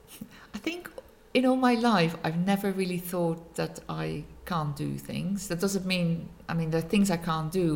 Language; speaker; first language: English; non-native, fluent; Dutch